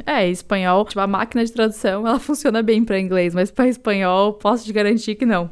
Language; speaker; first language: Portuguese; native; Portuguese